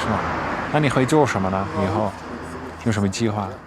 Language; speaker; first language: Chinese; non-native, fluent; Dutch